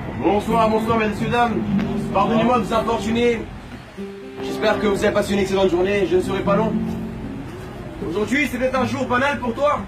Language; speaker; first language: French; native; French